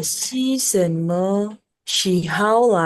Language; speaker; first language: Chinese; non-native, learner; Indonesian